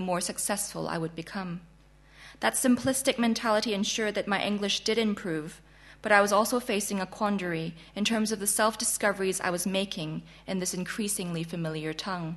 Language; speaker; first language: English; non-native, local second language; Chinese